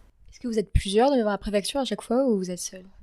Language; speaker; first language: French; native; French